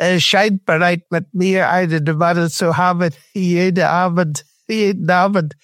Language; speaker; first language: German; non-native, fluent; English